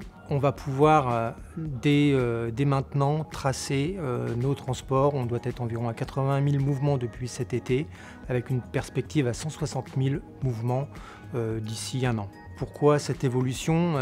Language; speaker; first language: French; native; French